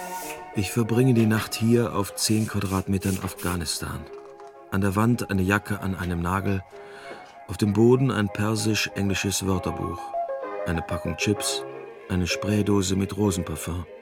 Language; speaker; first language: German; native; German